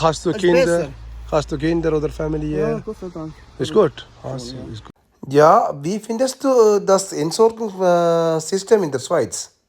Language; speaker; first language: German; non-native, fluent; Tamil